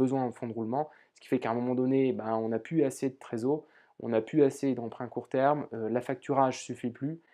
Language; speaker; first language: French; native; French